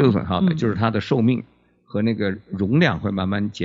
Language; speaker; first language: Chinese; native; Chinese